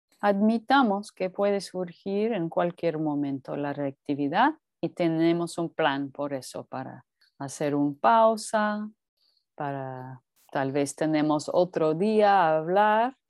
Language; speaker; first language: Spanish; non-native, fluent; English